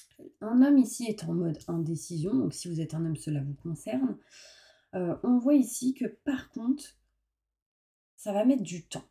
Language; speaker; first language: French; native; French